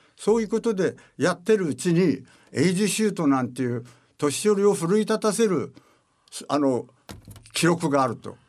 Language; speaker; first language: Japanese; native; Japanese